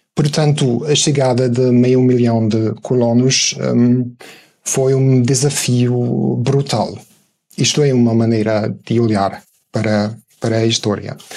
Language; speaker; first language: Portuguese; non-native, fluent; German